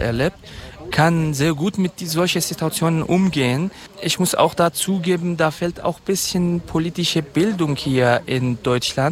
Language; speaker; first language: German; non-native, fluent; Kurdish